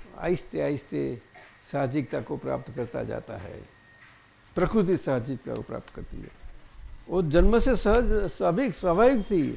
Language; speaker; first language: Hindi; non-native, local second language; Gujarati